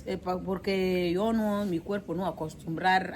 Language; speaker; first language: Spanish; non-native, learner; Filipino